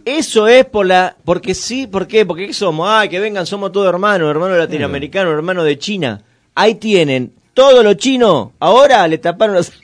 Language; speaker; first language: Spanish; native; Spanish